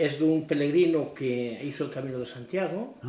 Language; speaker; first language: Spanish; native; Spanish